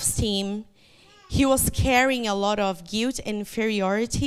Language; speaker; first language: English; non-native, fluent; Portuguese